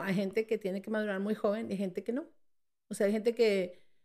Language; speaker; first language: Spanish; early bilingual, heritage; Spanish